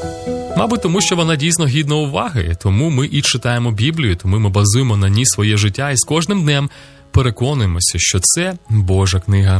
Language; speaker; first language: Ukrainian; native; Ukrainian